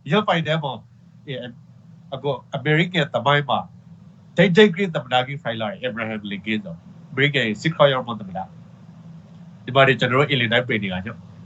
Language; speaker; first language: Burmese; native; Burmese